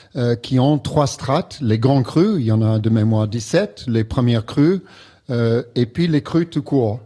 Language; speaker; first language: French; non-native, fluent; English